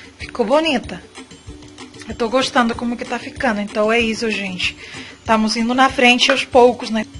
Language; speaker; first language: Portuguese; non-native, fluent; Spanish